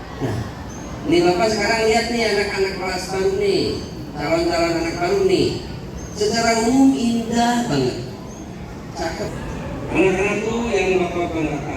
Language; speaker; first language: Indonesian; native; Indonesian